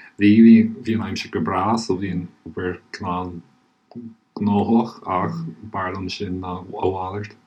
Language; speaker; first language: Irish; native; Irish